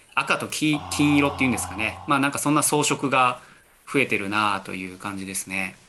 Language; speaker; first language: Japanese; native; Japanese